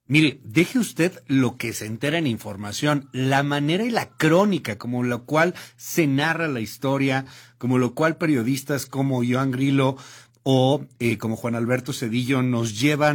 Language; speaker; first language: Spanish; native; Spanish